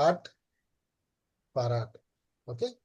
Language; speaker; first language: German; non-native, fluent; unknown